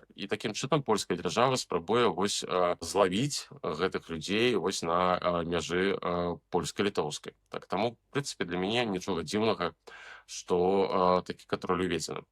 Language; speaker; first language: Belarusian; native; Belarusian